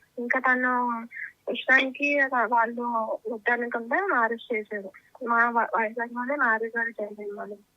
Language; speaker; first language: Telugu; native; Telugu